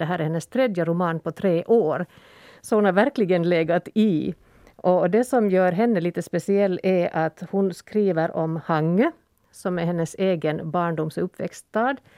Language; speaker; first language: Swedish; native; Swedish